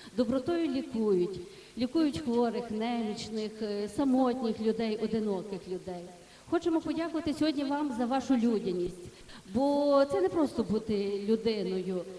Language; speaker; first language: Ukrainian; native; Ukrainian